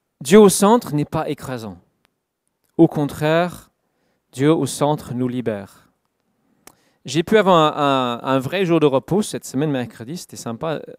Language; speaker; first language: French; non-native, fluent; English